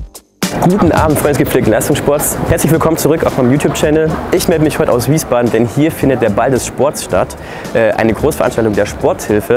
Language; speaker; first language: German; native; German